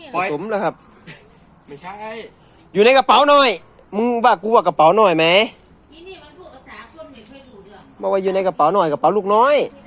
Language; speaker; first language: Thai; native; Thai